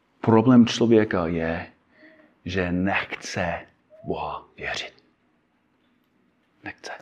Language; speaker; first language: Czech; non-native, fluent; English